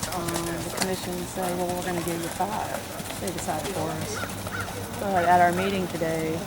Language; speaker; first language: English; native; English